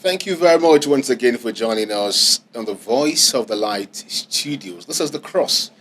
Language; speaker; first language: English; non-native, local second language; Yoruba